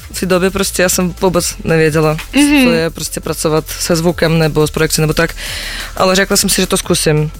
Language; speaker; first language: Czech; non-native, fluent; Russian